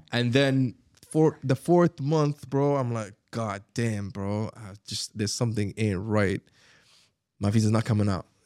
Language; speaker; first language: English; non-native, fluent; Arabic